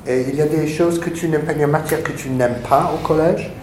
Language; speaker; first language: French; non-native, fluent; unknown